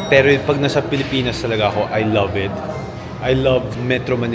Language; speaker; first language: Filipino; native; Filipino